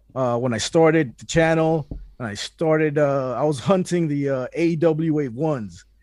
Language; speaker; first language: English; early bilingual, other home language; Spanish